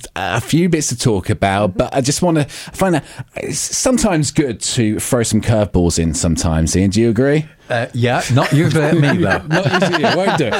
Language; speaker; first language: English; native; English